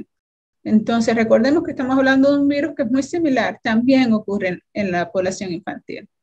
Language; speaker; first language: Spanish; native; Spanish